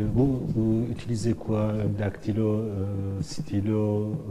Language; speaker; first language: French; non-native, learner; Turkish